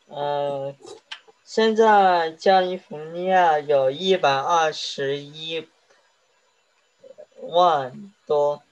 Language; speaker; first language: Chinese; early bilingual, heritage; Chinese